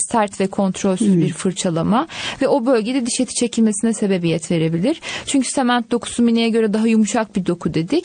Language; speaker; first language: Turkish; native; Turkish